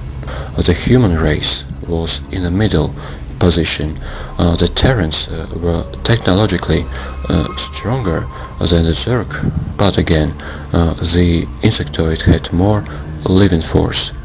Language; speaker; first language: English; non-native, fluent; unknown